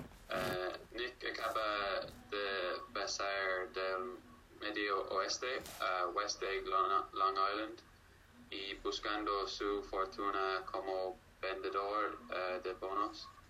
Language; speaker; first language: Spanish; non-native, learner; English